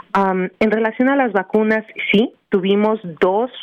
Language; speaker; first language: Spanish; native; Spanish